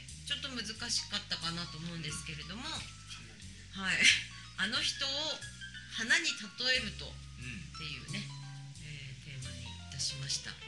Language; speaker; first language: Japanese; native; Japanese